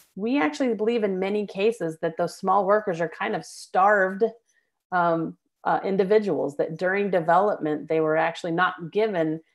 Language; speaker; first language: English; native; English